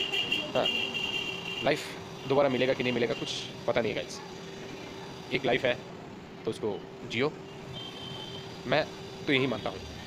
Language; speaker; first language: Hindi; non-native, local second language; Bangla